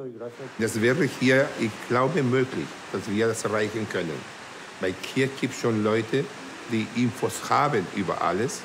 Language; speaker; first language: German; non-native, fluent; Spanish